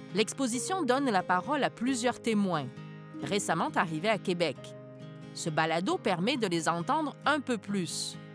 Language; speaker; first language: French; native; French